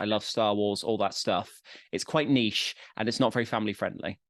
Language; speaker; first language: English; native; English